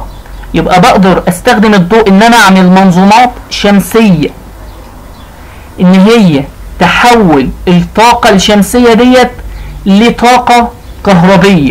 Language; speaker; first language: Arabic; native; Arabic